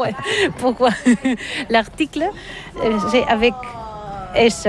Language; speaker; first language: French; non-native, learner; Catalan